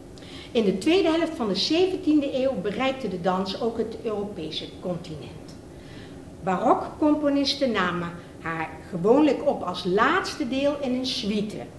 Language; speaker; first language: Dutch; native; Dutch